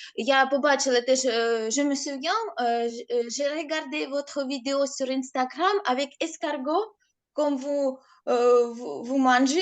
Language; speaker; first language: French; non-native, fluent; Ukrainian